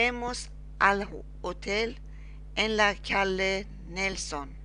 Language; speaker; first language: Spanish; non-native, learner; Persian